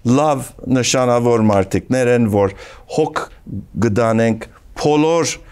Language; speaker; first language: Armenian; early bilingual, heritage; Armenian